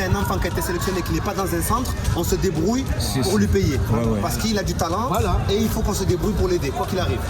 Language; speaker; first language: French; native; French